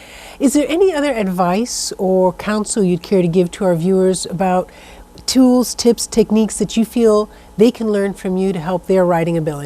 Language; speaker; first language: English; native; English